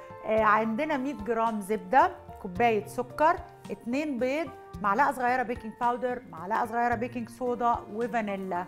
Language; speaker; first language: Arabic; native; Arabic